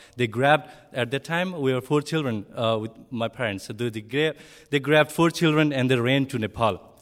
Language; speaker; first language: English; non-native, learner; Nepali